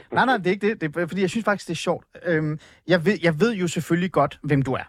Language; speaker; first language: Danish; native; Danish